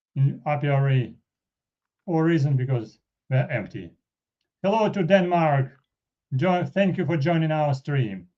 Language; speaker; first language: English; non-native, fluent; Russian